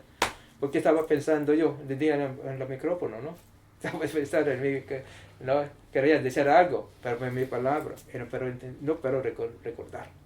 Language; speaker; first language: Spanish; non-native, learner; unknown